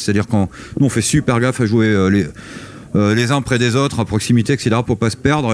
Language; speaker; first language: French; native; French